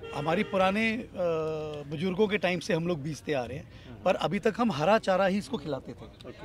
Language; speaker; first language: Hindi; native; Hindi